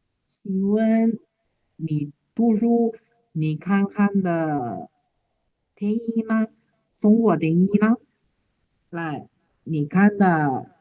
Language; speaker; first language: Chinese; non-native, learner; Indonesian